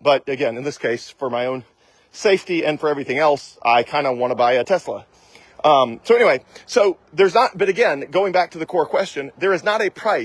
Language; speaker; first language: English; native; English